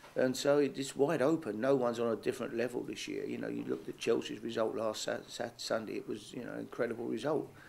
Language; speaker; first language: English; native; English